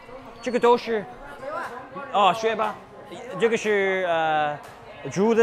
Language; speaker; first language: Chinese; non-native, learner; English